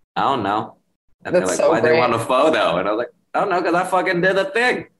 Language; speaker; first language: English; early bilingual, other home language; Spanish